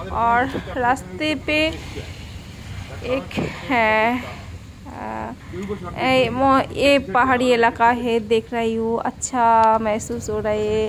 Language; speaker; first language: Hindi; non-native, local second language; Bangla